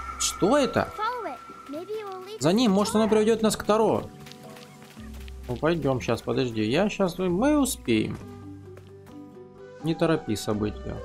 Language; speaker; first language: Russian; native; Russian